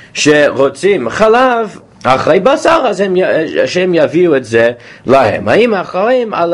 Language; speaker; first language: Hebrew; non-native, fluent; English